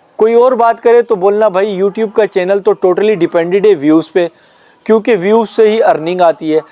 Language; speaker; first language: Urdu; non-native, local second language; Pashto